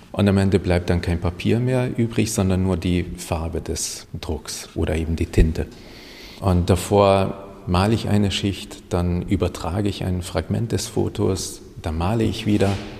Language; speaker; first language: German; non-native, fluent; Hungarian